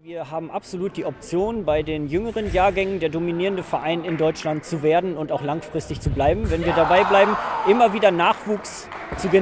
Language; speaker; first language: German; native; German